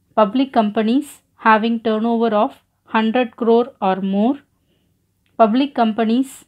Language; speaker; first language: English; non-native, local second language; Tamil